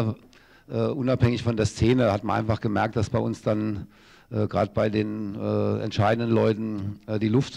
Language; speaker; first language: German; native; German